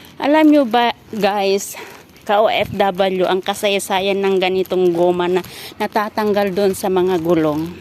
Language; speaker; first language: Filipino; non-native, local second language; Iloko